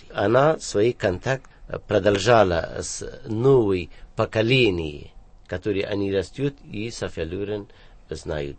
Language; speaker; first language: Russian; non-native, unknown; Persian